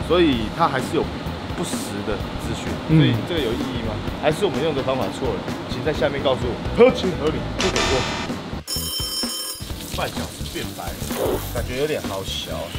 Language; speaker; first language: Chinese; native; Chinese